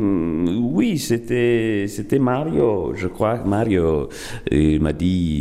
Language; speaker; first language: French; non-native, fluent; Italian